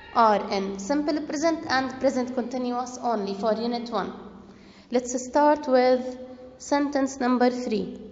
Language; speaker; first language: English; non-native, fluent; Arabic